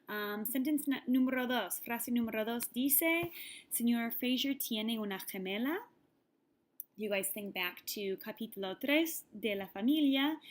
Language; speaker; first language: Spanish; non-native, fluent; English